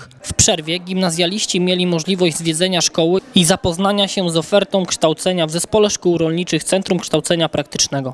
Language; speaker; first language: Polish; native; Polish